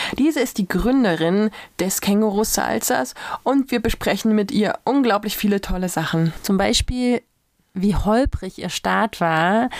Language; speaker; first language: German; native; German